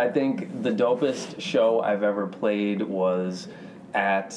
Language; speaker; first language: English; native; English